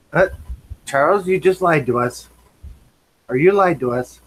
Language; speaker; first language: English; native; English